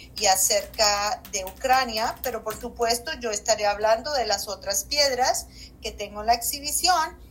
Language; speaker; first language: Spanish; native; Spanish